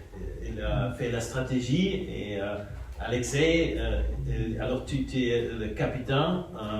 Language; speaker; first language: French; non-native, fluent; German